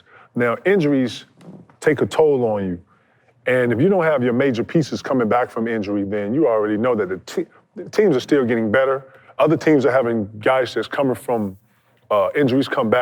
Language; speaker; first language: English; native; English